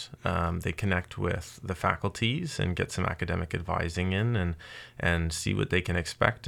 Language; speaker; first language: English; native; English